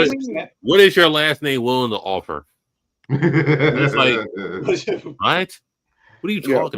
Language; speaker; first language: English; native; English